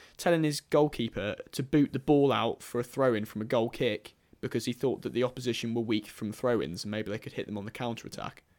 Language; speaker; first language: English; native; English